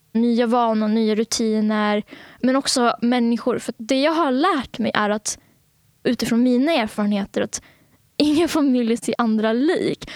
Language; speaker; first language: Swedish; early bilingual, other home language; Bangla